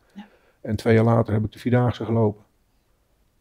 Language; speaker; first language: Dutch; native; Dutch